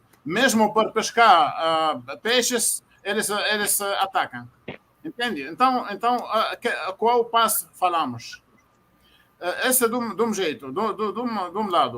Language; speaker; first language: Portuguese; non-native, fluent; Arabic